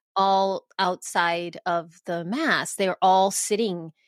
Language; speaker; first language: English; early bilingual, other home language; Spanish